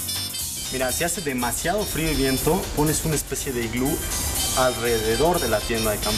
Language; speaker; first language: Spanish; native; Spanish